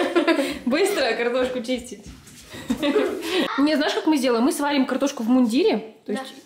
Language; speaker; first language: Russian; native; Russian